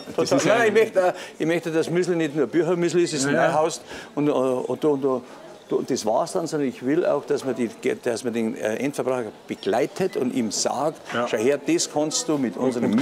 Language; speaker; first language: German; native; German